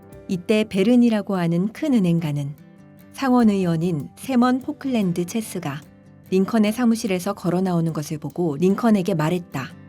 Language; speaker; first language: Korean; native; Korean